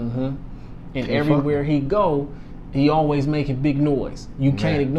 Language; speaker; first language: English; native; English